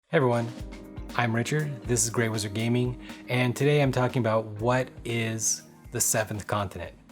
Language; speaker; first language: English; native; English